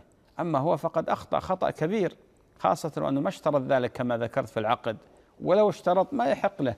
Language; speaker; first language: Arabic; native; Arabic